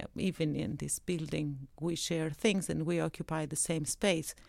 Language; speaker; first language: English; non-native, fluent; Greek